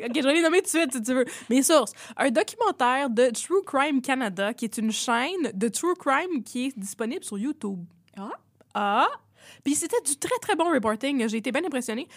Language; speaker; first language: French; native; French